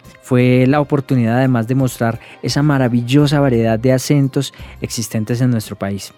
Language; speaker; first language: Spanish; native; Spanish